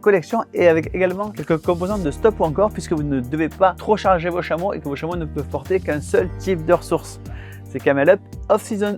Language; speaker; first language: French; native; French